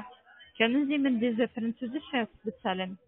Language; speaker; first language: German; non-native, learner; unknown